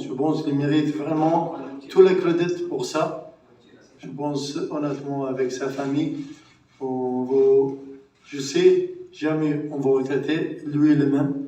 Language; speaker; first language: French; non-native, learner; Arabic